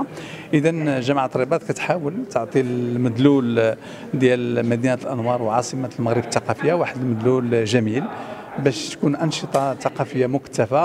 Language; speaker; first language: Arabic; native; Arabic